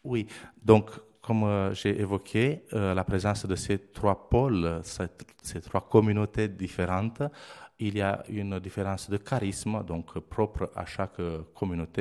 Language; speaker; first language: French; non-native, fluent; Romanian